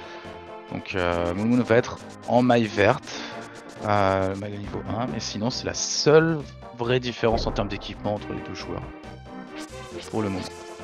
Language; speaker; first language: French; native; French